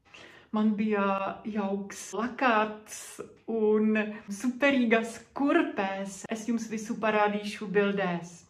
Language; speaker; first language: Latvian; non-native, fluent; Czech